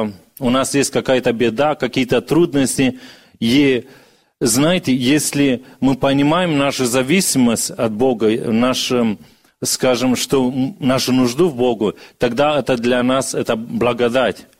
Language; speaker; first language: Russian; early bilingual, other home language; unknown